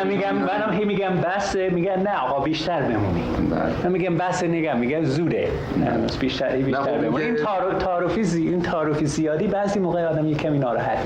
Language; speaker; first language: Persian; non-native, fluent; English